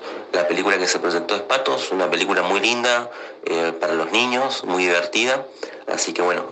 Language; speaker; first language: Spanish; native; Spanish